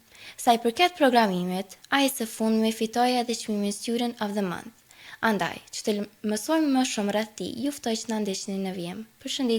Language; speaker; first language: Albanian; native; Albanian